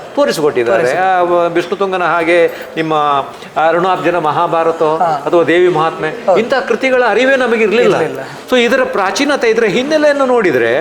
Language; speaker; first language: Kannada; non-native, local second language; Tulu